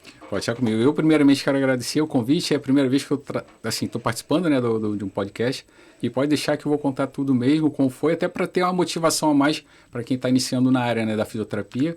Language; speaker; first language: Portuguese; native; Portuguese